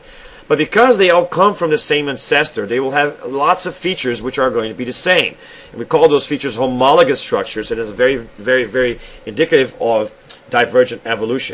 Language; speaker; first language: English; non-native, fluent; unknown